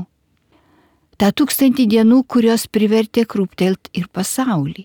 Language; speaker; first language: Lithuanian; native; Lithuanian